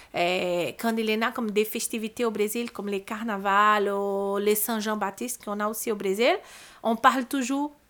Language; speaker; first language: French; non-native, fluent; Portuguese